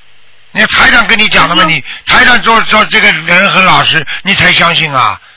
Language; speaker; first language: Chinese; native; Chinese